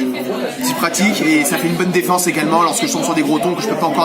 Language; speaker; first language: French; native; French